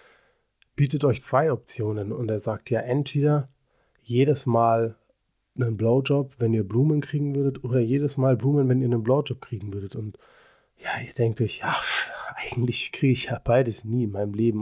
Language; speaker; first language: German; native; German